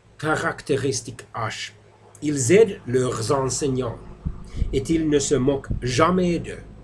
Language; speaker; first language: French; non-native, fluent; Finnish